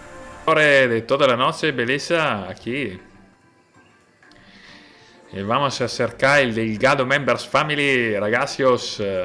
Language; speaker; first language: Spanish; non-native, learner; Italian